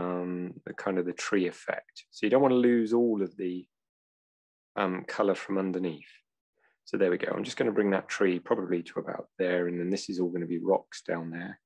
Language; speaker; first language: English; native; English